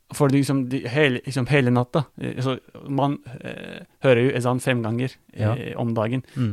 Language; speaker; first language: Norwegian; non-native, fluent; Turkish